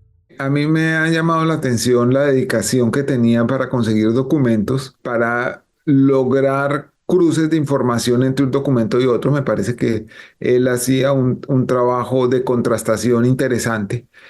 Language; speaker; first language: Spanish; native; Spanish